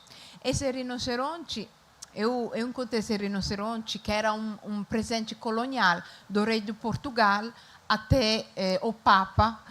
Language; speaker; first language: Portuguese; non-native, fluent; Italian